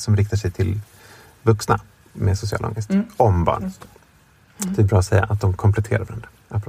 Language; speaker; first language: Swedish; native; Swedish